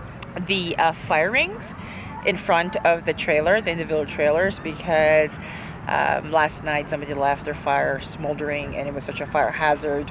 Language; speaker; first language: English; non-native, local second language; Filipino